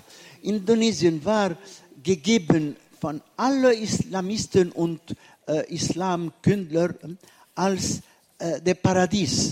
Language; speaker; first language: German; non-native, fluent; Arabic